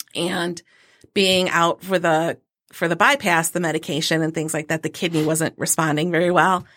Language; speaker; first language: English; native; English